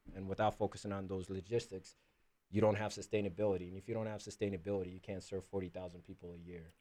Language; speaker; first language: English; early bilingual, other home language; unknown